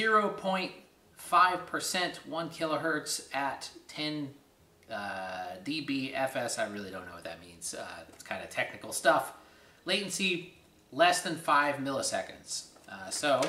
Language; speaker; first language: English; native; English